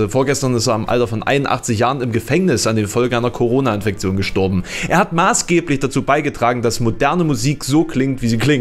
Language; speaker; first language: German; native; German